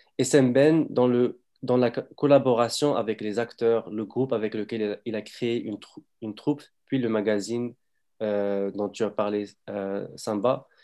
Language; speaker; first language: French; non-native, fluent; Arabic